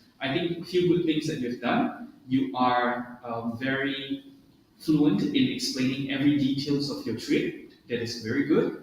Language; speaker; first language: English; non-native, fluent; Indonesian